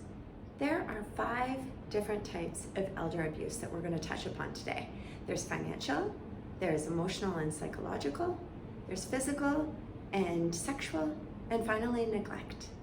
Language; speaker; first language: English; native; English